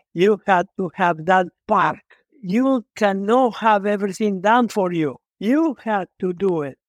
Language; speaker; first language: English; non-native, fluent; Italian